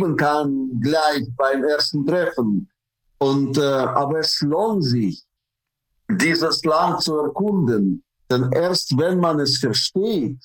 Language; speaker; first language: German; non-native, fluent; Russian